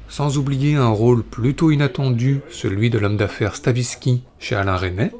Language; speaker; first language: French; native; French